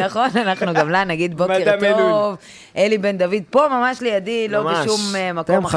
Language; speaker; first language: Hebrew; native; Hebrew